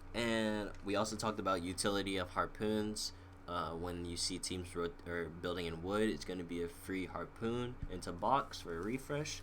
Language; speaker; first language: English; native; English